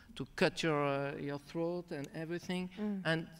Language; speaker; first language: English; non-native, fluent; Arabic